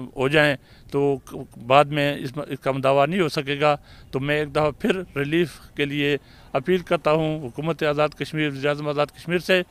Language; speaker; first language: Urdu; non-native, local second language; Pahari-Potwari